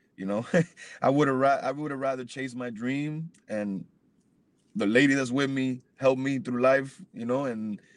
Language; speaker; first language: English; early bilingual, other home language; Spanish